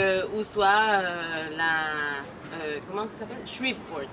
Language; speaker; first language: French; non-native, fluent; Spanish